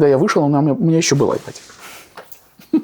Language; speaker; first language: Russian; native; Russian